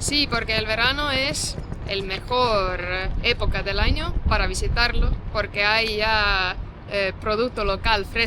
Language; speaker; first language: Spanish; non-native, fluent; Estonian